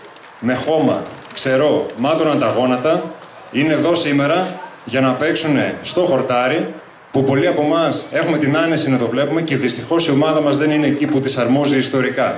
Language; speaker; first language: Greek; native; Greek